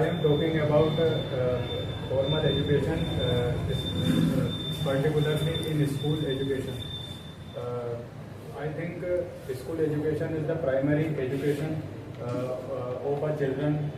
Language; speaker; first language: English; non-native, learner; Hindi